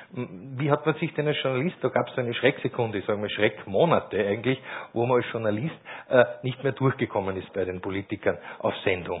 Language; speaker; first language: German; native; German